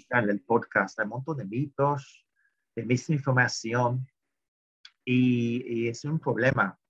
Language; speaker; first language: Spanish; non-native, fluent; English